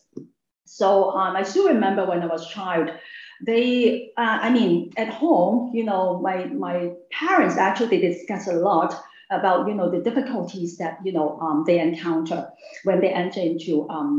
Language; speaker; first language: English; non-native, local second language; Cantonese